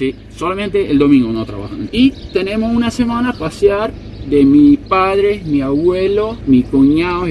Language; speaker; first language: Spanish; non-native, local second language; Plautdietsch